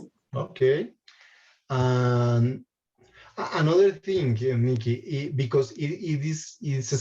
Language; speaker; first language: English; non-native, fluent; Spanish